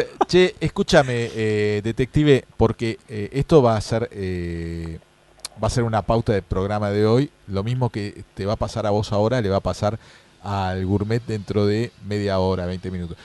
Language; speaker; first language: Spanish; native; Spanish